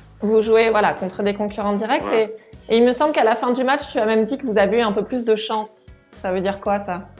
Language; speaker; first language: French; native; French